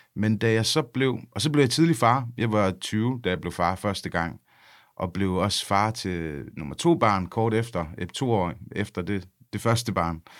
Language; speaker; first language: Danish; early bilingual, other home language; English